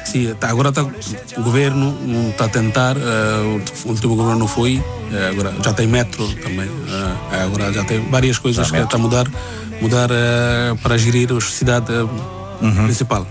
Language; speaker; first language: Portuguese; non-native, learner; Bangla